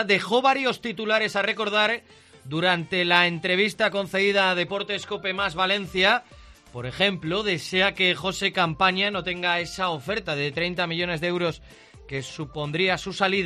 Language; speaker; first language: Spanish; native; Spanish